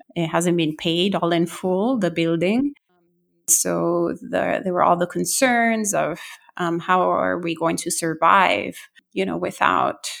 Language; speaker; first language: English; non-native, fluent; Italian